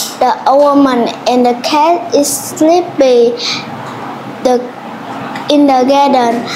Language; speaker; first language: English; non-native, learner; Vietnamese